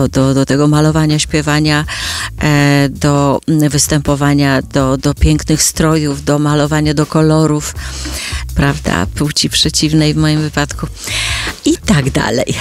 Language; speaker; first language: Polish; native; Polish